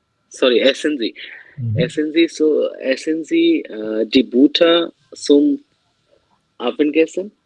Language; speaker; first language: German; non-native, learner; Bangla